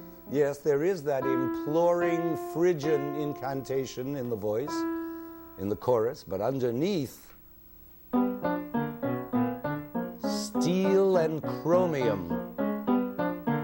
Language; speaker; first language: English; native; English